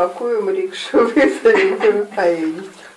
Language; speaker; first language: Russian; native; Russian